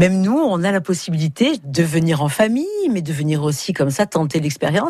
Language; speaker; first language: French; native; French